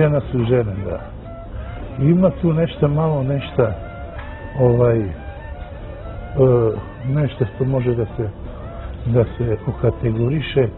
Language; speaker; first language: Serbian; non-native, local second language; Romany